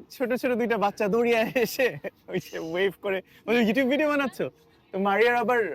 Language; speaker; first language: Bangla; native; Bangla